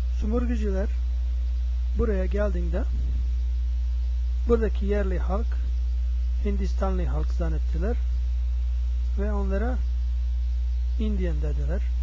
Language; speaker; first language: Turkish; non-native, learner; English